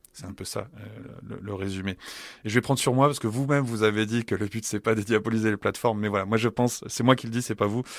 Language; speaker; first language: French; native; French